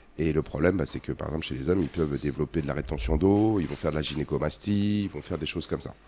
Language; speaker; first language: French; native; French